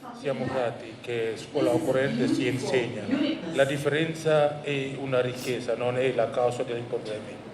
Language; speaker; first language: Italian; non-native, learner; Indonesian